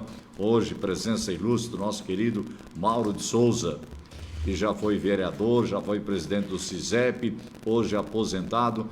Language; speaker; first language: Portuguese; native; Portuguese